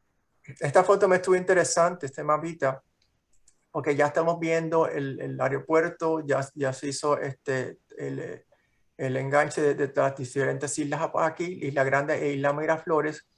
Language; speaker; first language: Spanish; native; Spanish